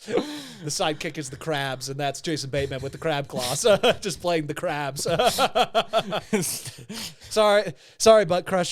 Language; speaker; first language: English; native; English